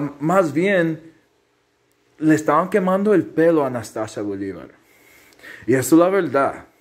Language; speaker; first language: Spanish; early bilingual, heritage; Spanish